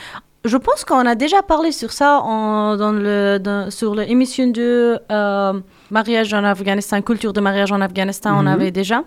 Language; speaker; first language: French; non-native, learner; Persian